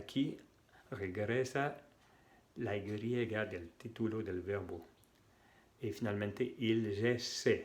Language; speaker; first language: Spanish; non-native, fluent; French